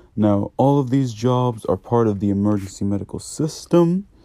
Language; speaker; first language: English; native; English